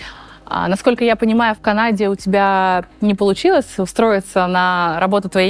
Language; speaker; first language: Russian; native; Russian